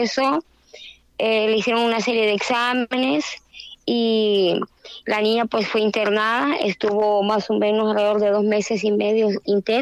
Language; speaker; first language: Spanish; native; Spanish